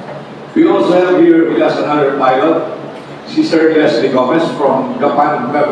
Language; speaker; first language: English; non-native, local second language; Bikol